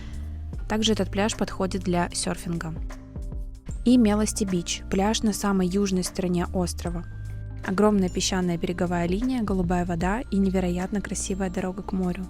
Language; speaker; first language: Russian; native; Russian